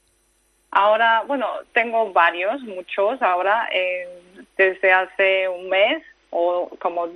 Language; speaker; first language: Spanish; non-native, fluent; Korean